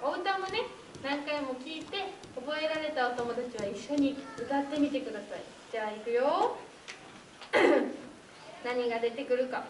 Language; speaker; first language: Japanese; native; Japanese